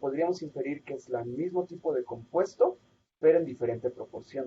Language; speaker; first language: Spanish; native; Spanish